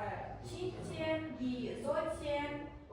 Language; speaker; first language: Chinese; non-native, learner; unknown